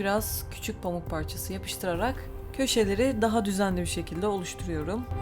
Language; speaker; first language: Turkish; native; Turkish